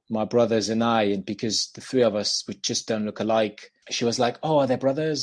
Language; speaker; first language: English; non-native, fluent; French